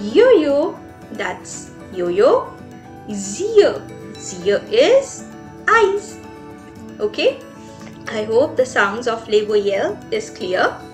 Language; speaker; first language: English; non-native, local second language; Hindi